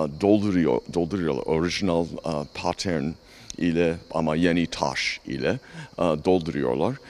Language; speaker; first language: Turkish; non-native, fluent; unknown